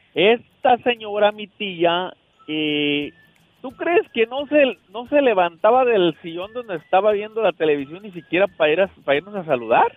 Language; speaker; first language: Spanish; native; Spanish